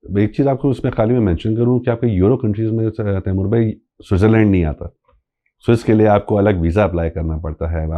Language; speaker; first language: Urdu; non-native, local second language; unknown